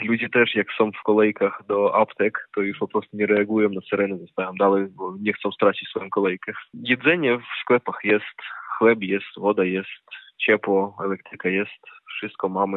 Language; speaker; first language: Polish; non-native, fluent; Ukrainian